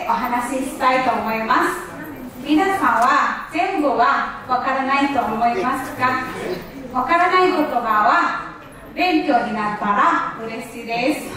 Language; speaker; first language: Japanese; non-native, fluent; Nepali